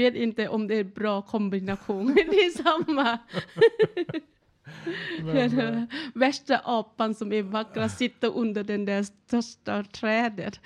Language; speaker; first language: Swedish; non-native, learner; Thai